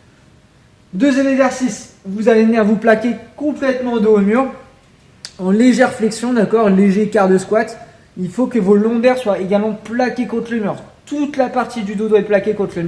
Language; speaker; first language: French; native; French